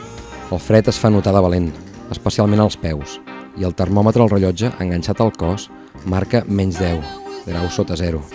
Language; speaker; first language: Catalan; native; Catalan